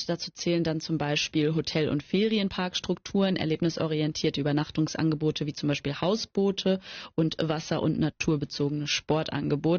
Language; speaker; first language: German; native; German